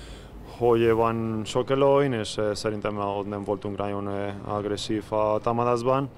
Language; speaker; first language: Hungarian; non-native, learner; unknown